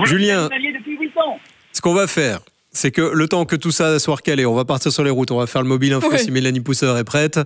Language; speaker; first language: French; native; French